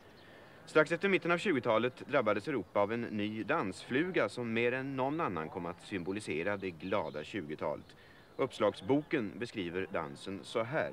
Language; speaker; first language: Swedish; native; Swedish